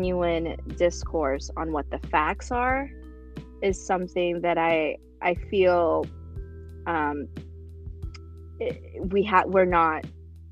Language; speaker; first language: English; early bilingual, other home language; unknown